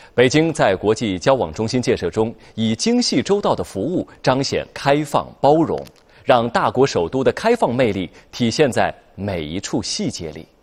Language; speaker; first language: Chinese; native; Chinese